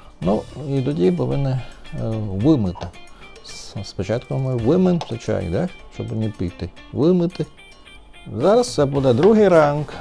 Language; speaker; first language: Ukrainian; non-native, learner; Chinese